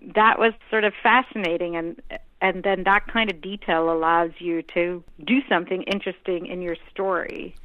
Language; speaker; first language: English; non-native, local second language; Hindi